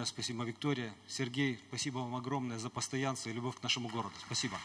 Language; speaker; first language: Russian; native; Russian